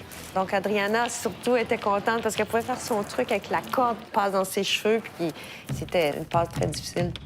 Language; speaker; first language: French; native; French